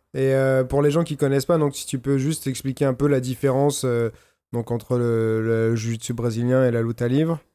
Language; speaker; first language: French; native; French